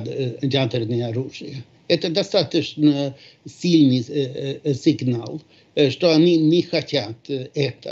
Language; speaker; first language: Russian; non-native, fluent; Swedish